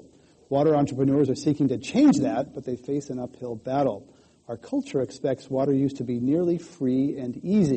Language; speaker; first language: English; native; English